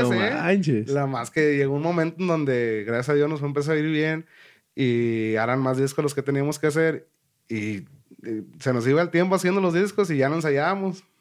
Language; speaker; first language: Spanish; native; Spanish